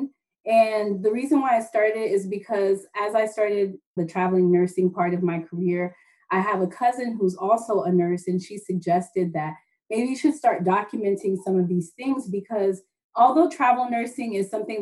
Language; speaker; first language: English; native; English